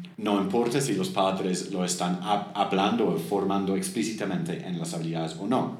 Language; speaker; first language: Spanish; non-native, fluent; English